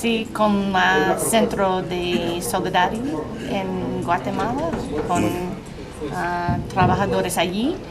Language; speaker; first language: Spanish; non-native, learner; English